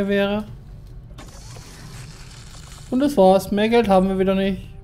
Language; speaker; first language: German; native; German